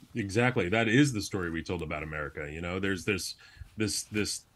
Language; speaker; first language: English; native; English